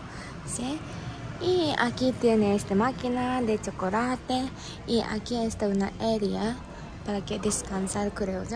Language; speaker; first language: Spanish; non-native, learner; Japanese